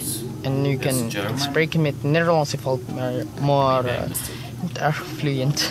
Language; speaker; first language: Dutch; non-native, learner; Filipino